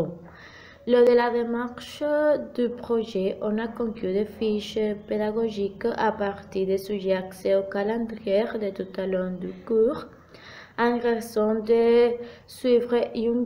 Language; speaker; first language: French; non-native, fluent; Spanish